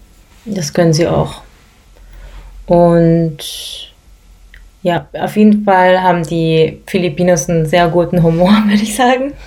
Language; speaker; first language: German; early bilingual, other home language; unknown